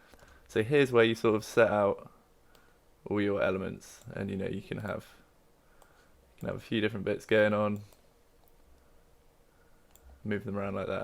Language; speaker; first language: English; native; English